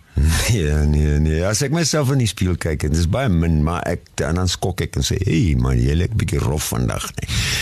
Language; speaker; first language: Afrikaans; non-native, fluent; English